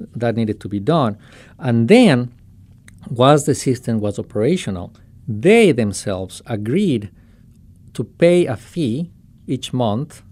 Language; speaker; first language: English; non-native, fluent; Spanish